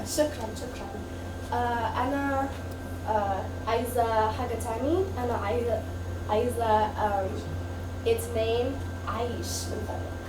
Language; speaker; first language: Arabic; non-native, learner; English